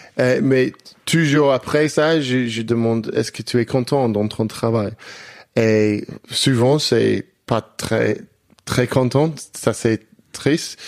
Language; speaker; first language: French; non-native, learner; English